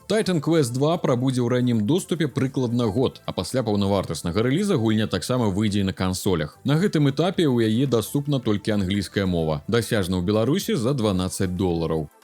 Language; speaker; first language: Belarusian; native; Belarusian